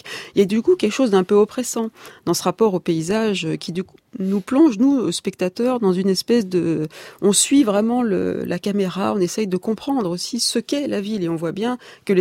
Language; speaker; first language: French; native; French